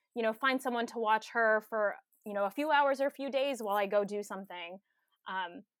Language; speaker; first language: English; early bilingual, other home language; Filipino